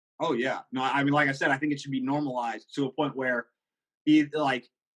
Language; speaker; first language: English; native; English